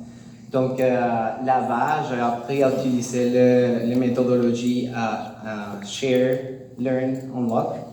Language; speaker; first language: French; non-native, learner; Spanish